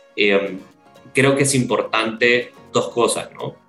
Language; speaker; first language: Spanish; native; Spanish